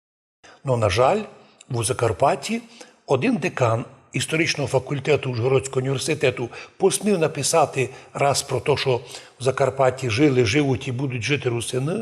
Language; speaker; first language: Ukrainian; non-native, local second language; Rusyn